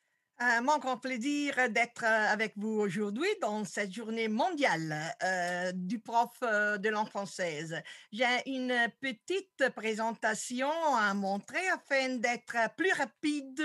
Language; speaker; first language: French; non-native, fluent; Italian